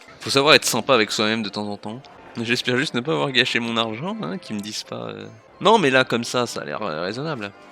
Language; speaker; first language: French; native; French